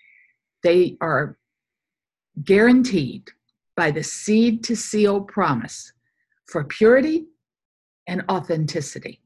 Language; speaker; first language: English; native; English